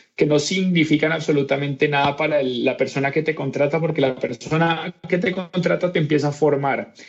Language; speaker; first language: Spanish; native; Spanish